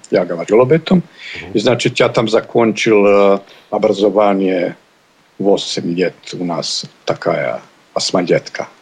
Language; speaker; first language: Russian; non-native, learner; Bosnian